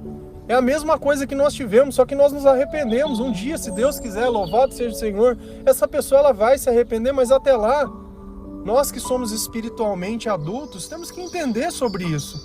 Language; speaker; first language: Portuguese; native; Portuguese